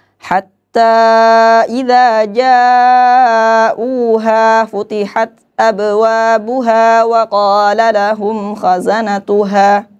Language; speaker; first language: Arabic; non-native, learner; Indonesian